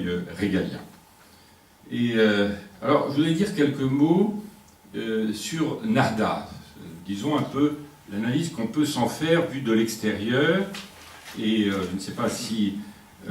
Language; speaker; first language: French; native; French